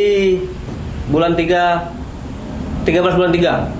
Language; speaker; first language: Malay; native; Malay